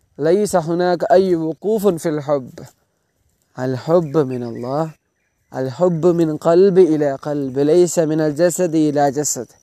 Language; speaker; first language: Arabic; non-native, learner; Malayalam